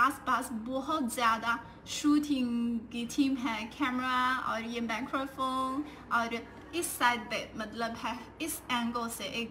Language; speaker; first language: Hindi; non-native, learner; Chinese